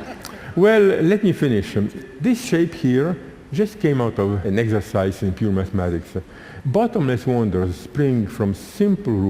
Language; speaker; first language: English; non-native, fluent; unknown